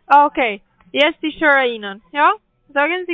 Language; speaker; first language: German; non-native, learner; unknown